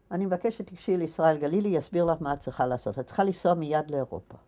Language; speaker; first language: Hebrew; native; Hebrew